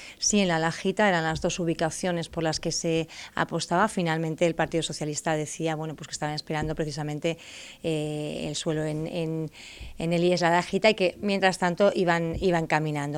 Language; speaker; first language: Spanish; native; Spanish